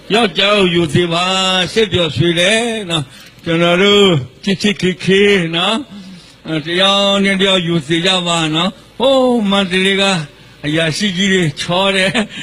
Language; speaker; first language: Burmese; non-native, local second language; Karen languages